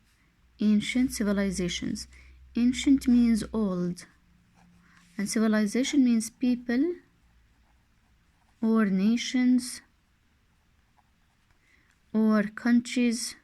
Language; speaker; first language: English; non-native, fluent; Arabic